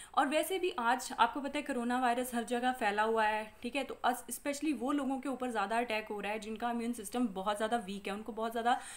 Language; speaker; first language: Hindi; non-native, local second language; Punjabi